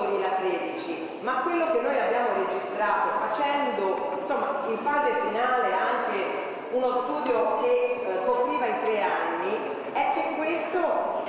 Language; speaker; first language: Italian; native; Italian